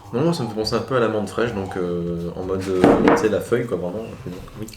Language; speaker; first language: French; native; French